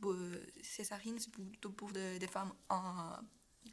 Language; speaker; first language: French; non-native, learner; Chinese